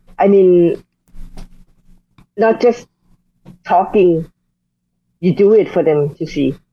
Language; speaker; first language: English; non-native, learner; Thai